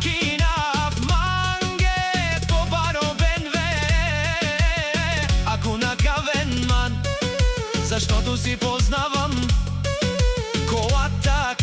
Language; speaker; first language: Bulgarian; non-native, local second language; Romany